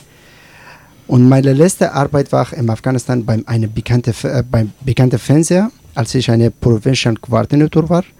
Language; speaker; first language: German; non-native, learner; Persian